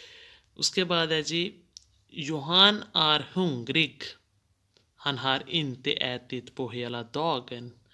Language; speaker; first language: Swedish; non-native, fluent; Hindi